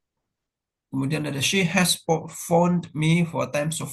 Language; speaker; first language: English; non-native, fluent; Indonesian